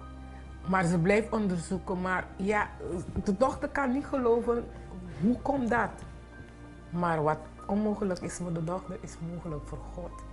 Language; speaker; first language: Dutch; non-native, local second language; Papiamento